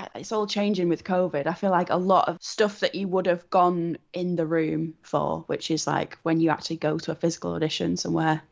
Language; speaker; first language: English; native; English